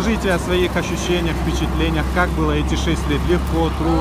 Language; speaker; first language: Russian; non-native, local second language; Tajik